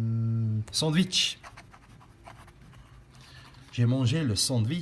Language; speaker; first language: French; non-native, fluent; English